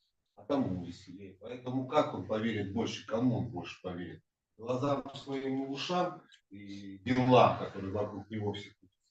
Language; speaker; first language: Russian; native; Russian